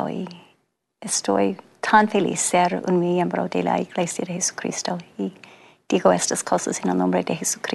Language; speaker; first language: Spanish; non-native, fluent; English